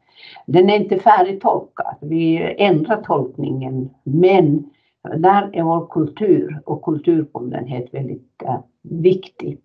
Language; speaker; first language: Swedish; non-native, fluent; Finnish